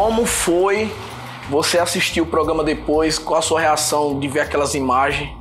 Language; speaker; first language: Portuguese; native; Portuguese